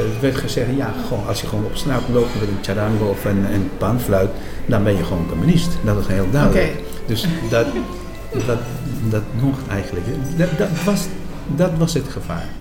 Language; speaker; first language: Dutch; non-native, fluent; Spanish